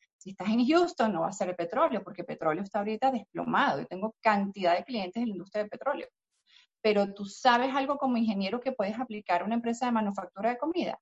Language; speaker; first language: Spanish; native; Spanish